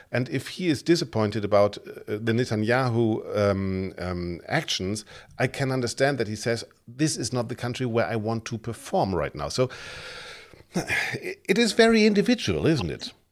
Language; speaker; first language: English; non-native, fluent; German